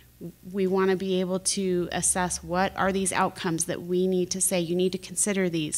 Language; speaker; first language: English; native; English